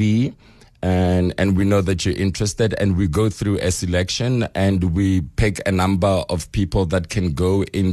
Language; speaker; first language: English; non-native, local second language; Northern Sotho